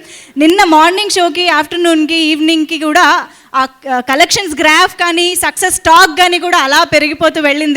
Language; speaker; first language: Telugu; native; Telugu